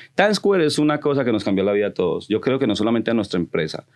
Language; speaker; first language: Spanish; early bilingual, heritage; Spanish